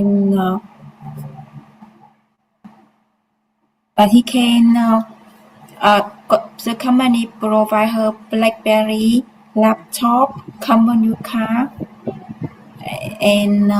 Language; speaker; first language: English; non-native, learner; Vietnamese